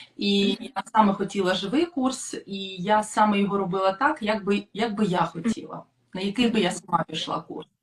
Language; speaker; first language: Ukrainian; non-native, local second language; Russian